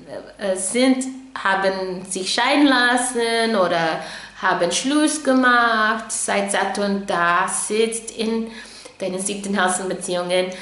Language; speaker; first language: German; non-native, fluent; English